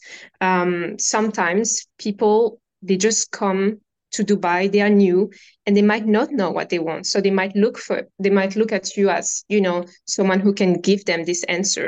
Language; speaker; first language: English; non-native, fluent; French